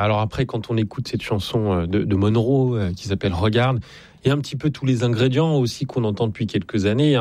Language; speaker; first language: French; native; French